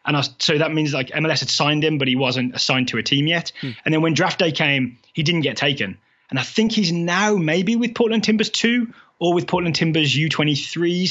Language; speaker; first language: English; native; English